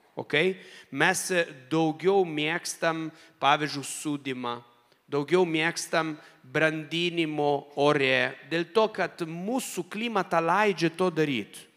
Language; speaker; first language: Lithuanian; non-native, fluent; Italian